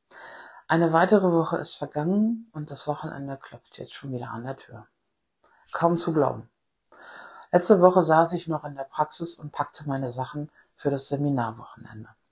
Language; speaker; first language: German; native; German